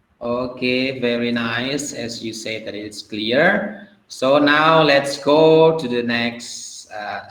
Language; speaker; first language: English; non-native, fluent; Indonesian